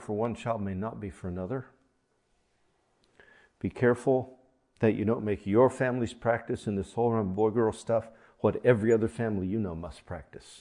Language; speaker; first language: English; native; English